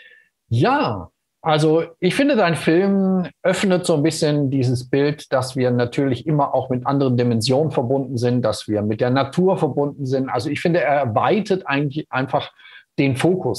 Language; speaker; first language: German; native; German